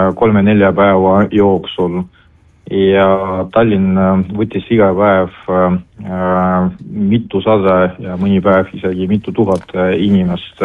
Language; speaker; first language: Estonian; non-native, local second language; Russian